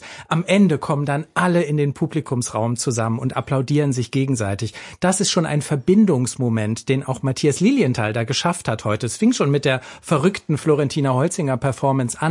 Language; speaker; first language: German; native; German